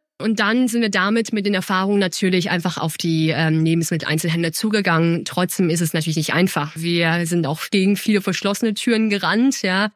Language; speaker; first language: German; early bilingual, other home language; Chinese